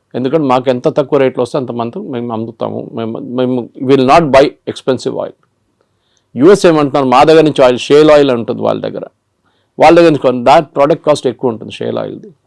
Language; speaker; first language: Telugu; non-native, local second language; Malayalam